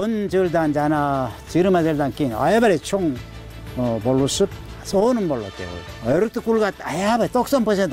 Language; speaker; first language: Kyrgyz; non-native, learner; Korean